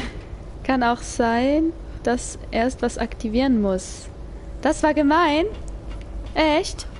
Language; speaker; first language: German; native; German